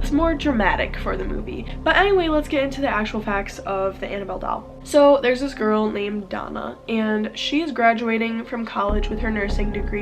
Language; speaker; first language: English; native; English